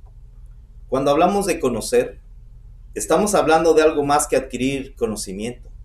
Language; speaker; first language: Spanish; native; Spanish